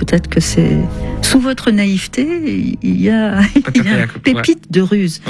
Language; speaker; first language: French; native; French